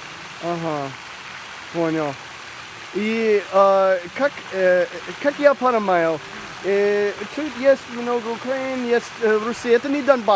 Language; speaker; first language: Russian; non-native, learner; English